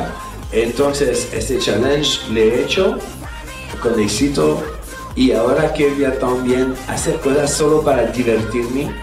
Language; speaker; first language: Spanish; non-native, fluent; French